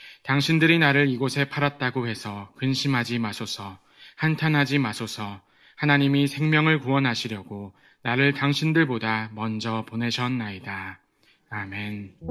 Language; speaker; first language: Korean; native; Korean